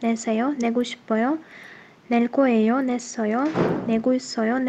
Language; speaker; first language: Korean; non-native, learner; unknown